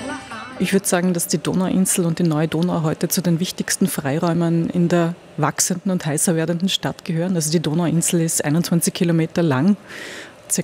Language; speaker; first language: German; native; German